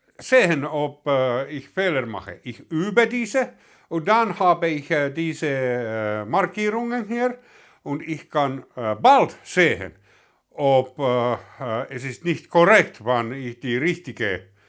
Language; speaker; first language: German; non-native, learner; Finnish